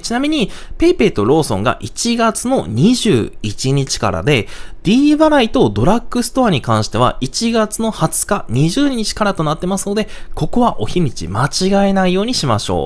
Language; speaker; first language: Japanese; native; Japanese